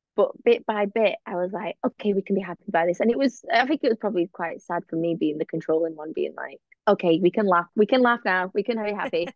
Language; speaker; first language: English; native; English